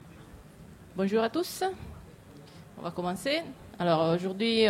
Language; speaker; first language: French; non-native, fluent; Italian